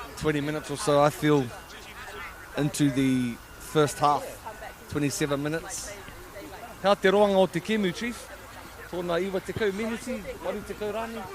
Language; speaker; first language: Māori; non-native, local second language; English